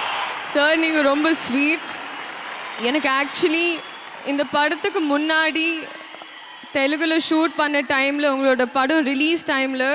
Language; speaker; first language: Tamil; non-native, learner; Telugu